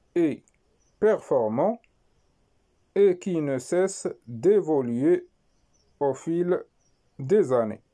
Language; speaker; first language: French; non-native, local second language; Arabic